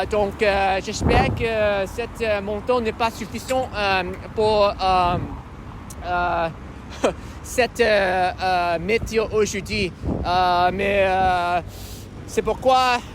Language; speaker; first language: French; non-native, learner; English